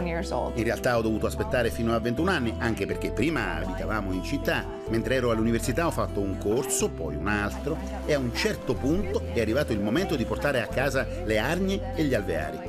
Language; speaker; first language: Italian; native; Italian